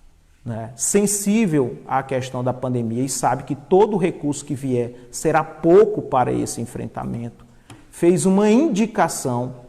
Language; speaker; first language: Portuguese; native; Portuguese